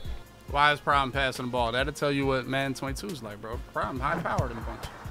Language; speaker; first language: English; native; English